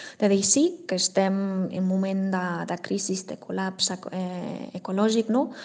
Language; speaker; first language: Catalan; non-native, fluent; German